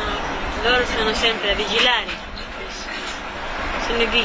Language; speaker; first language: Italian; non-native, fluent; Spanish